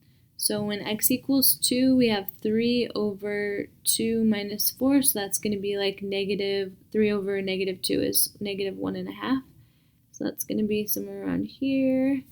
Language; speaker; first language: English; native; English